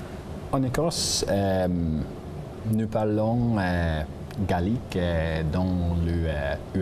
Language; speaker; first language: French; non-native, learner; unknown